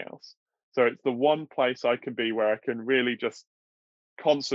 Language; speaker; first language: English; native; English